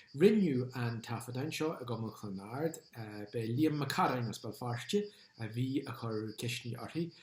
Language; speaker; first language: Irish; non-native, local second language; English